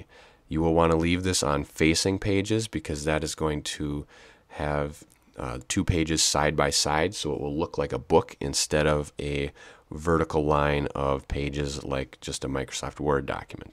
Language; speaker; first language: English; native; English